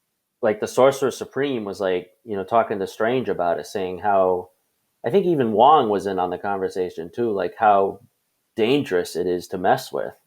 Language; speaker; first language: English; native; English